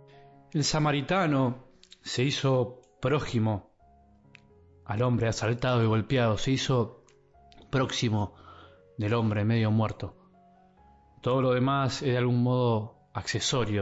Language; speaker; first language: Spanish; native; Spanish